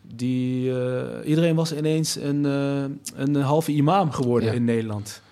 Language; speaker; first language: Dutch; native; Dutch